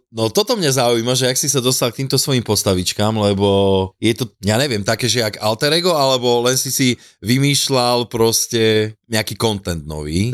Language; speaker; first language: Slovak; native; Slovak